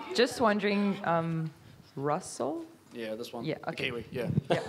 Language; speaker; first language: English; native; English